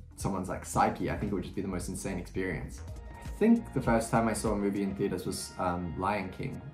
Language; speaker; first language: English; native; English